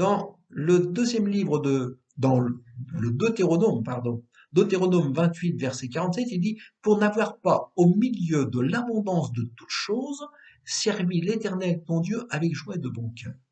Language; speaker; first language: French; native; French